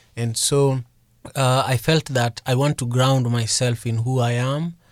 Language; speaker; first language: English; non-native, local second language; Luo (Kenya and Tanzania)